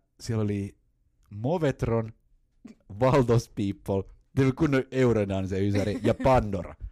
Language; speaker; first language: Finnish; early bilingual, other home language; Spanish